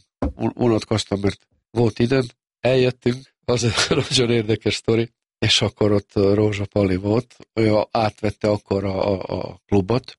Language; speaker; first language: Hungarian; non-native, local second language; Serbian